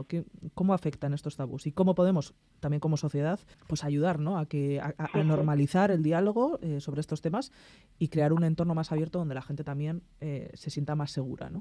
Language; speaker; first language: Spanish; native; Spanish